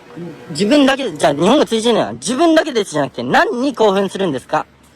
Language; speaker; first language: Japanese; native; Japanese